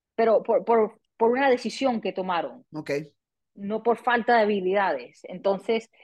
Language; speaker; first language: Spanish; early bilingual, heritage; Spanish